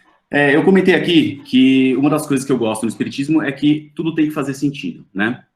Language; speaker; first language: Portuguese; native; Portuguese